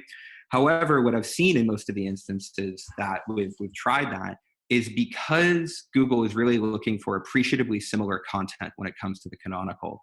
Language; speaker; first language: English; native; English